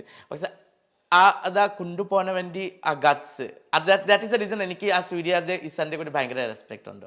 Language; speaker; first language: Malayalam; non-native, fluent; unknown